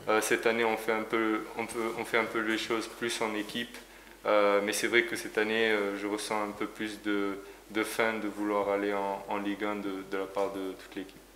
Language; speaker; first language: French; native; French